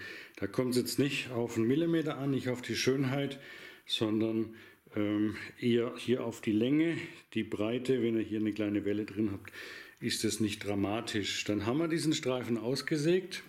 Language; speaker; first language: German; native; German